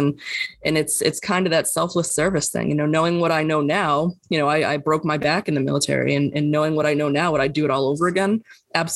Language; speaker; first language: English; native; English